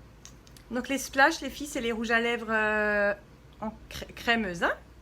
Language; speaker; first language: French; native; French